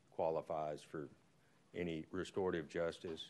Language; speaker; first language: English; native; English